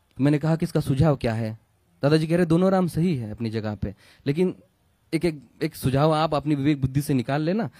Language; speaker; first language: Hindi; non-native, local second language; Marathi